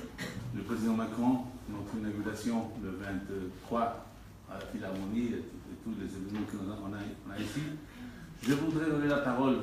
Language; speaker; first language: French; non-native, fluent; Spanish